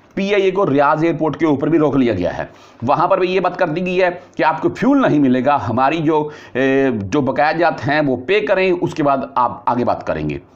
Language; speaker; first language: Urdu; non-native, local second language; Punjabi